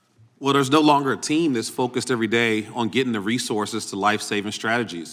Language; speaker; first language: English; native; English